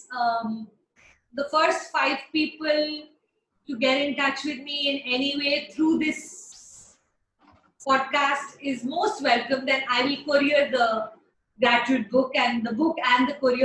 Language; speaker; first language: English; non-native, local second language; Hindi